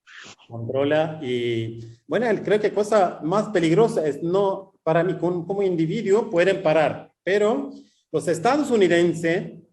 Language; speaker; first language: Spanish; non-native, fluent; Kurdish